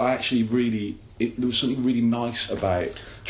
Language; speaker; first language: English; native; English